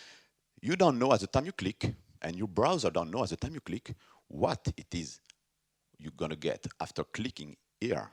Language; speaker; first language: English; non-native, fluent; French